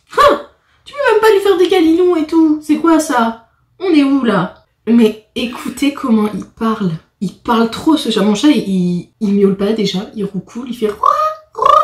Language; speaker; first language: French; native; French